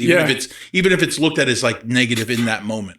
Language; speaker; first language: English; native; English